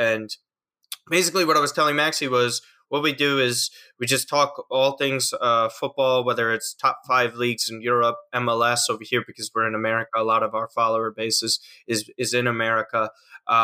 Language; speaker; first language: English; native; English